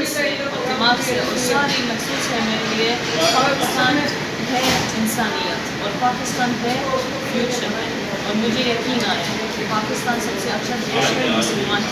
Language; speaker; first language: Hindi; non-native, learner; Arabic